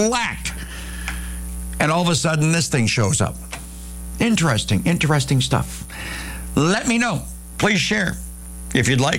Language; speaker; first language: English; native; English